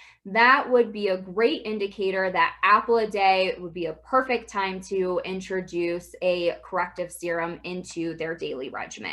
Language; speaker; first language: English; native; English